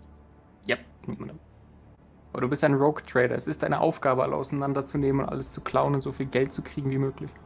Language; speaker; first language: German; native; German